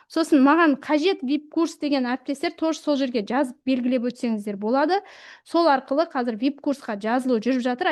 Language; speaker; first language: Kazakh; native; Kazakh